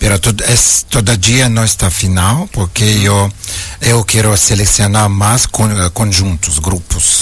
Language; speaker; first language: Portuguese; non-native, learner; Ukrainian